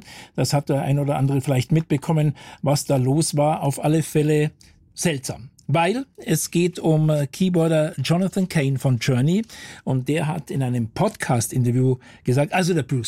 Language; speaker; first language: German; native; German